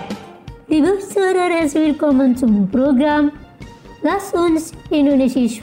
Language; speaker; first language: German; non-native, fluent; Indonesian